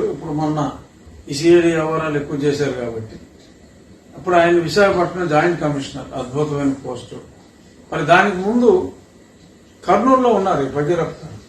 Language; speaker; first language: Telugu; native; Telugu